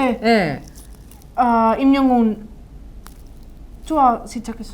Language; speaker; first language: Korean; non-native, learner; Spanish